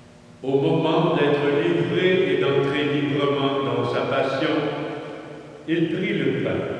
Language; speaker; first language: French; native; French